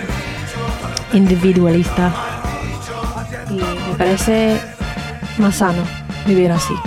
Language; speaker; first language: Spanish; non-native, learner; English